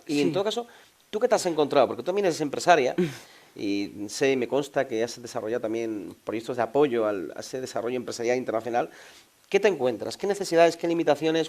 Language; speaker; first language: Spanish; native; Spanish